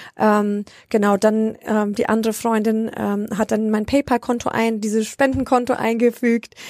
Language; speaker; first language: German; early bilingual, other home language; Romanian